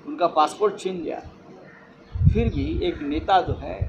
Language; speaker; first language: Hindi; non-native, local second language; Marathi